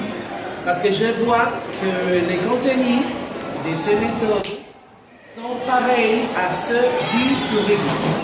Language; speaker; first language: French; non-native, fluent; Spanish